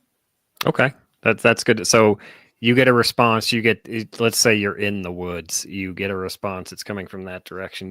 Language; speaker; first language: English; native; English